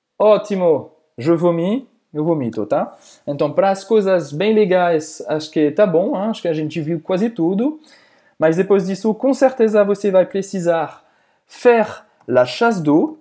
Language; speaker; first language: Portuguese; non-native, fluent; French